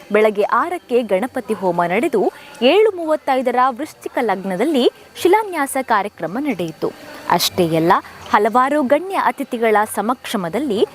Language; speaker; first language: Kannada; non-native, local second language; Tulu